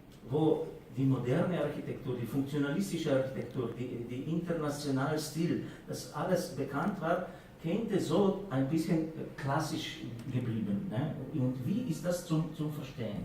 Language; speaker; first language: German; non-native, fluent; Slovenian